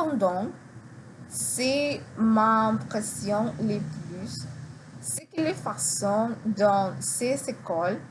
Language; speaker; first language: French; non-native, learner; Spanish